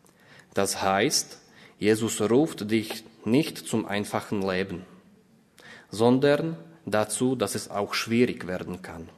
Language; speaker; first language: German; non-native, fluent; Slovak